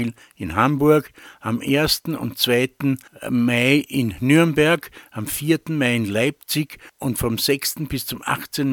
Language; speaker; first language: German; native; German